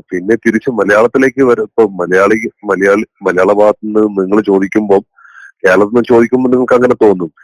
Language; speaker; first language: Malayalam; native; Malayalam